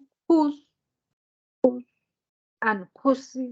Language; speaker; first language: English; non-native, learner; Spanish